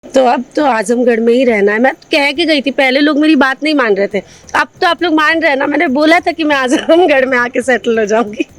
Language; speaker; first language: Hindi; non-native, local second language; Bhojpuri